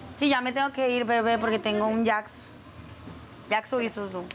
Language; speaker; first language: Korean; non-native, fluent; Spanish